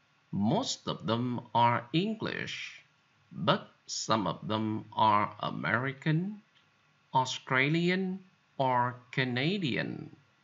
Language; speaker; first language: English; non-native, fluent; Vietnamese